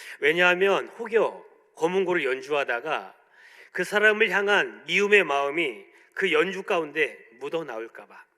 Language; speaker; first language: Korean; native; Korean